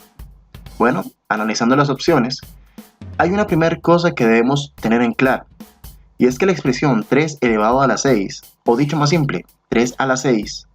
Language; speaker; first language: Spanish; native; Spanish